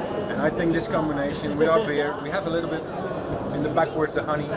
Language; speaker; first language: English; non-native, fluent; Dutch